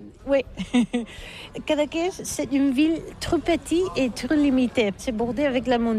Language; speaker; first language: French; non-native, learner; Catalan